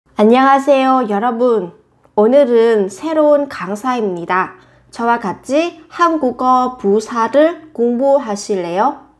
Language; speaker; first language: Korean; non-native, fluent; Vietnamese